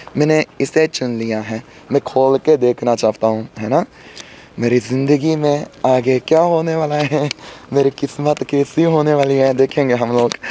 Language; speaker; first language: Hindi; non-native, fluent; Japanese